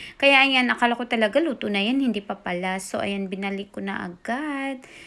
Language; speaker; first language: Filipino; non-native, local second language; Cebuano